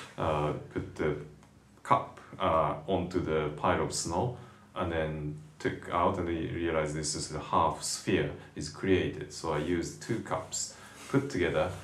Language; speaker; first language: English; non-native, fluent; Japanese